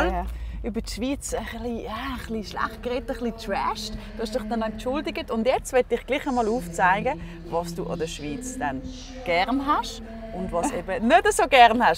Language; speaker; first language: German; native; German